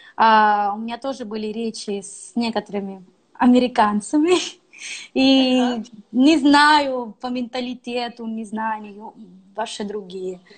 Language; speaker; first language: Russian; non-native, fluent; Spanish